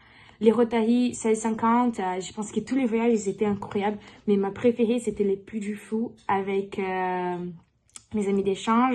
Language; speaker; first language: French; non-native, learner; Portuguese